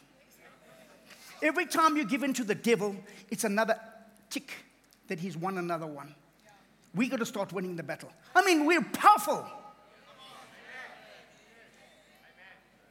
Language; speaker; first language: English; native; English